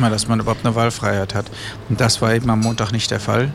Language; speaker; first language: German; native; German